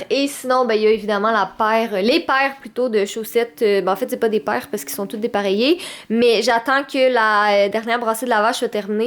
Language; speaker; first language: French; native; French